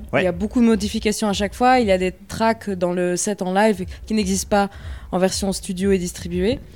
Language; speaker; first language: French; native; French